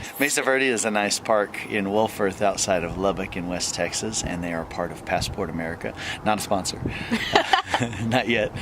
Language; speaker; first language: English; native; English